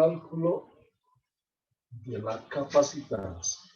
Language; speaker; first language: Spanish; native; Spanish